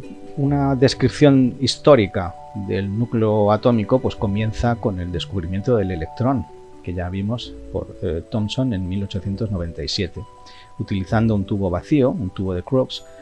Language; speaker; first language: Spanish; native; Spanish